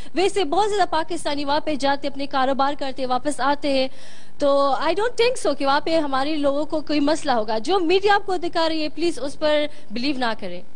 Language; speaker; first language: Urdu; non-native, fluent; Persian